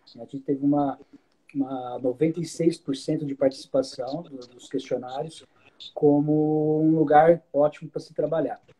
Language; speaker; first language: Portuguese; native; Portuguese